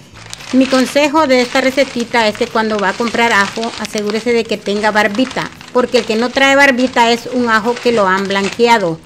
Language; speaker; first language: Spanish; native; Spanish